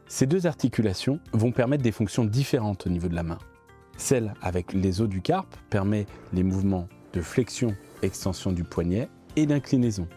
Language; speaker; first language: French; native; French